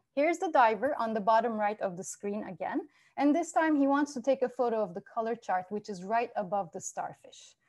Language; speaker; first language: English; non-native, fluent; Turkish